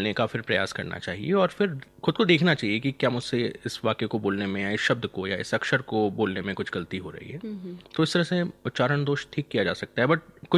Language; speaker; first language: Hindi; native; Hindi